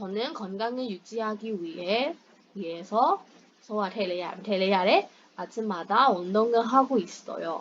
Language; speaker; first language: Korean; non-native, fluent; Burmese